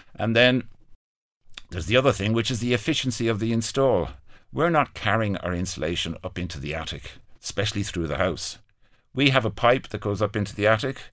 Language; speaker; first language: English; native; English